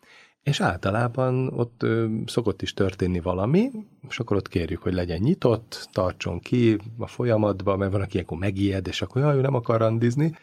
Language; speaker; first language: Hungarian; native; Hungarian